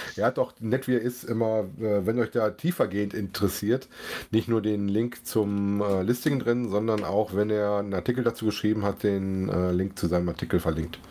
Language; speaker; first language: German; native; German